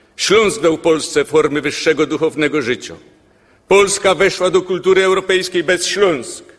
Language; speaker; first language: Polish; native; Polish